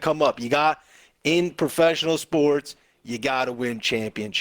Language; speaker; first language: English; native; English